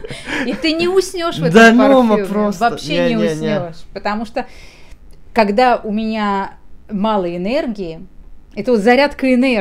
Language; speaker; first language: Russian; native; Russian